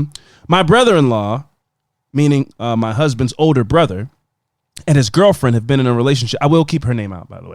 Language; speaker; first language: English; native; English